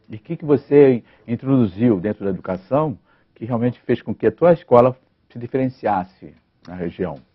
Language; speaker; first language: Portuguese; native; Portuguese